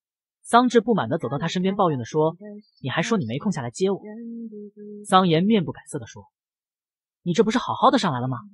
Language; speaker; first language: Chinese; native; Chinese